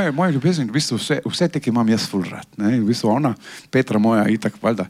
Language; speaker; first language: Slovenian; non-native, fluent; Croatian